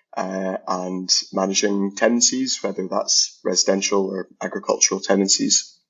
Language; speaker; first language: English; native; English